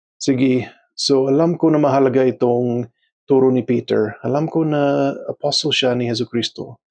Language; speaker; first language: Filipino; non-native, fluent; English